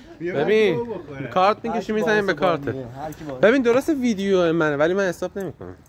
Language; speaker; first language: Persian; native; Persian